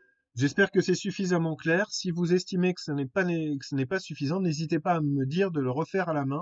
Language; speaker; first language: French; native; French